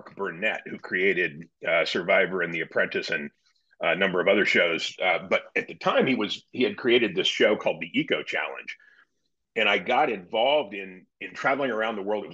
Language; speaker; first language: English; native; English